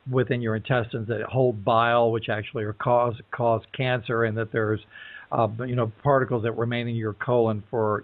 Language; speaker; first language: English; native; English